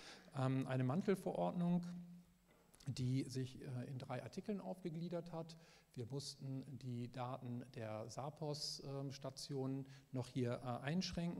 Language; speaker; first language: German; native; German